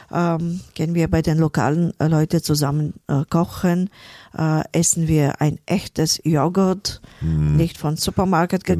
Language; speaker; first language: German; non-native, fluent; Bulgarian